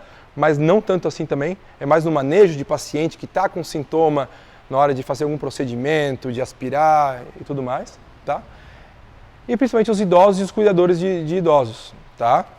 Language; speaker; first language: Portuguese; native; Portuguese